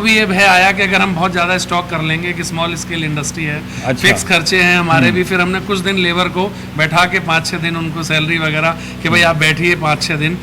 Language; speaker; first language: Hindi; native; Hindi